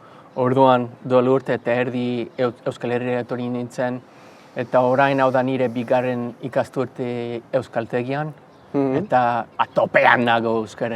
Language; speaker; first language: Basque; non-native, learner; English